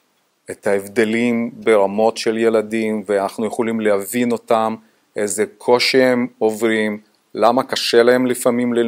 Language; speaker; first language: Hebrew; non-native, fluent; Russian